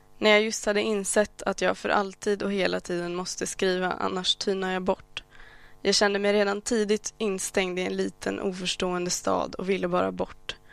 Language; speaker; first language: Swedish; early bilingual, other home language; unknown